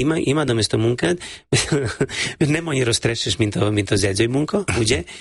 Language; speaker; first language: Hungarian; non-native, fluent; Serbian